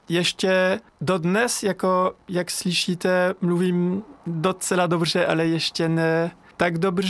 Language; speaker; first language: Czech; non-native, learner; French